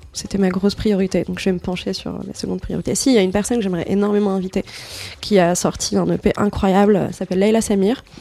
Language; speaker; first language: French; non-native, local second language; Arabic